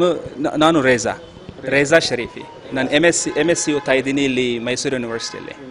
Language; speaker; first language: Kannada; non-native, learner; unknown